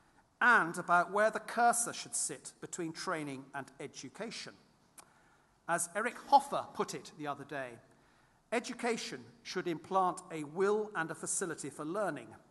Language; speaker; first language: English; native; English